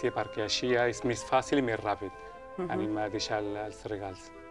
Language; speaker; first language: Catalan; non-native, local second language; Spanish